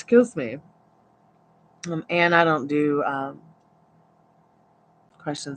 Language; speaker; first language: English; native; English